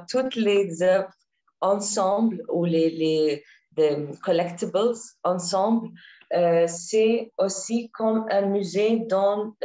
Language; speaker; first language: French; non-native, learner; Arabic